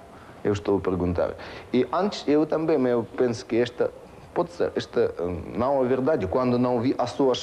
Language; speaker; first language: Portuguese; non-native, learner; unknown